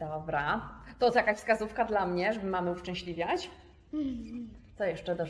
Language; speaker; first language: Polish; native; Polish